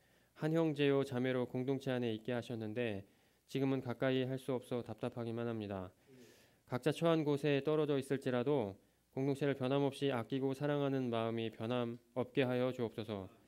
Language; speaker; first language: Korean; native; Korean